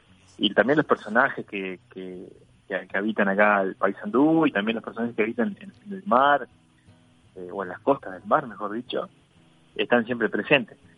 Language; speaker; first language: Spanish; native; Spanish